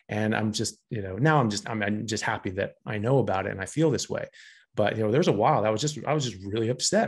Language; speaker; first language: English; native; English